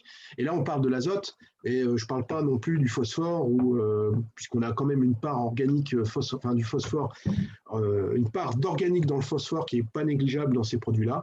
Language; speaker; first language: French; native; French